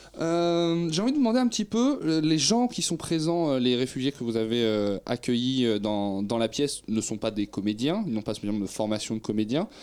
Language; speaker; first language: French; native; French